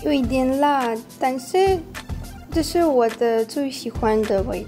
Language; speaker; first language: Chinese; non-native, learner; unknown